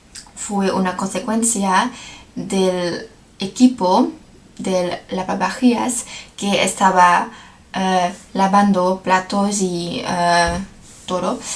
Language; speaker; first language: Spanish; non-native, learner; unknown